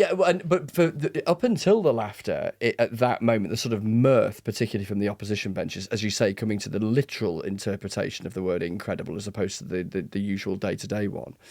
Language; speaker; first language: English; native; English